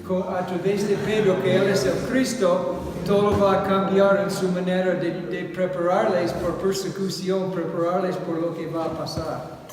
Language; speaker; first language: Spanish; non-native, fluent; English